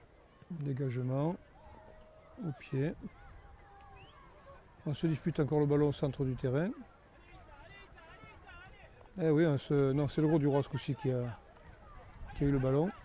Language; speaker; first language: French; native; French